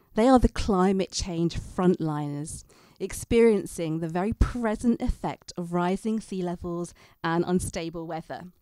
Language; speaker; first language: English; native; English